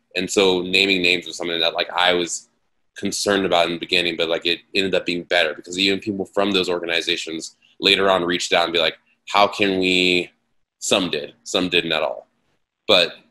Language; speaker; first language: English; native; English